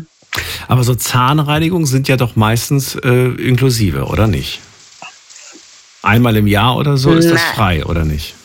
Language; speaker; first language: German; native; German